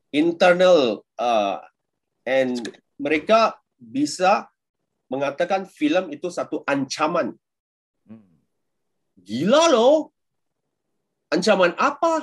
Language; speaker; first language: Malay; non-native, local second language; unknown